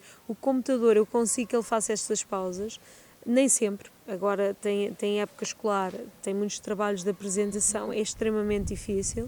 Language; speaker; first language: Portuguese; native; Portuguese